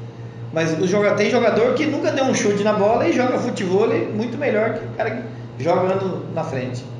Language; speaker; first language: Portuguese; native; Portuguese